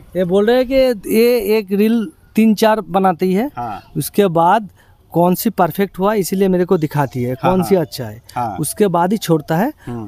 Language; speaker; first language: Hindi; non-native, local second language; Bangla